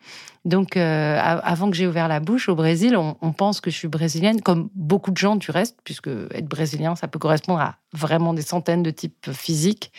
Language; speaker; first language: French; native; French